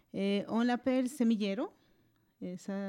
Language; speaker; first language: French; non-native, fluent; Spanish